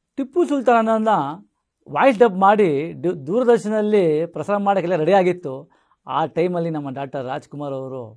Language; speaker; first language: Kannada; non-native, local second language; Marathi